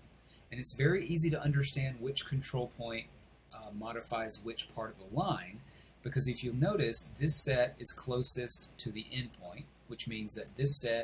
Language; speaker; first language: English; native; English